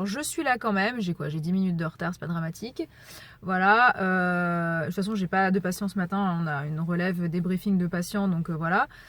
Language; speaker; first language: French; native; French